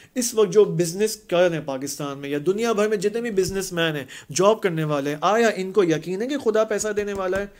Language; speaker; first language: Urdu; native; Urdu